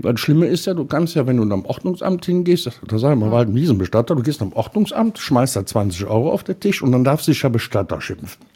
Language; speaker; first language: German; native; German